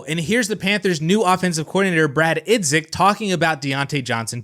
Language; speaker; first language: English; native; English